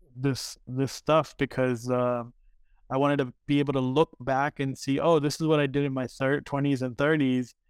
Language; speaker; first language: English; early bilingual, other home language; Arabic